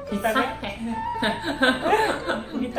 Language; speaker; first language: Japanese; non-native, learner; Korean